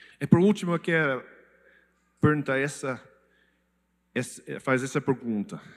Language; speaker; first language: Portuguese; non-native, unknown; English